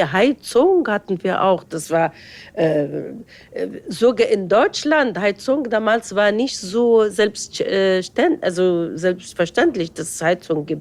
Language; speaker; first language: German; non-native, fluent; Arabic